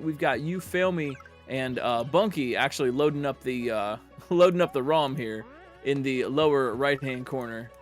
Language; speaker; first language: English; native; English